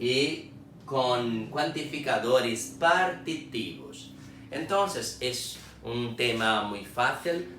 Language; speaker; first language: Spanish; non-native, fluent; Portuguese